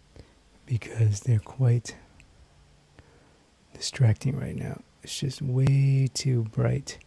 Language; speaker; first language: English; native; English